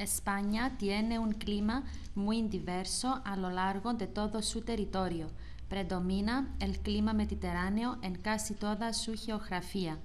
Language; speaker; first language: Spanish; non-native, learner; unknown